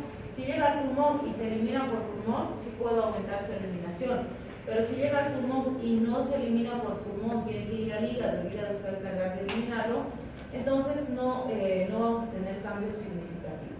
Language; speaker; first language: Spanish; native; Spanish